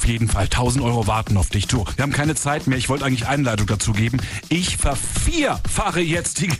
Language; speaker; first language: German; native; German